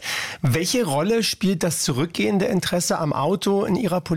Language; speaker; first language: German; native; German